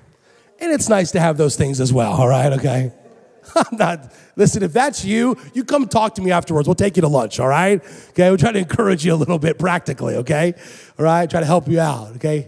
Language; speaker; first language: English; native; English